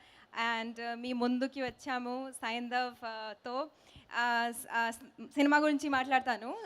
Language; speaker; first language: Telugu; non-native, learner; Hindi